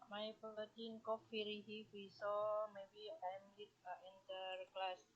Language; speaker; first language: English; non-native, learner; Indonesian